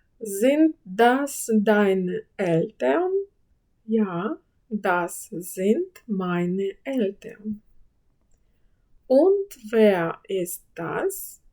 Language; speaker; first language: German; non-native, fluent; Ukrainian